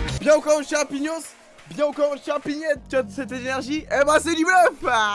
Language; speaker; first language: French; native; French